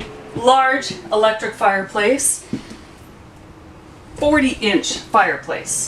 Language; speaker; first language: English; native; English